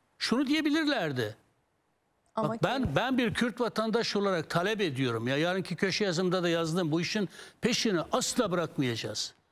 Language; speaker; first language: Turkish; non-native, local second language; Kurdish